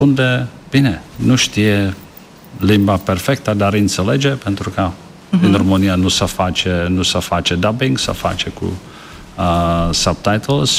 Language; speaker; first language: Romanian; non-native, learner; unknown